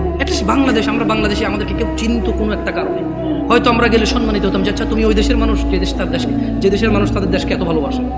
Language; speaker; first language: Bangla; early bilingual, heritage; Bangla